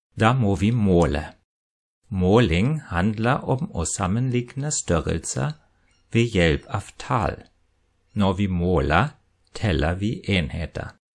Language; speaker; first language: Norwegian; non-native, fluent; German